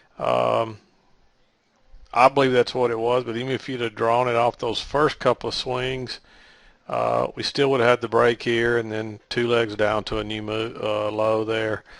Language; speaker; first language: English; native; English